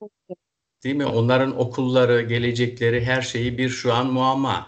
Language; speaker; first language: Turkish; native; Turkish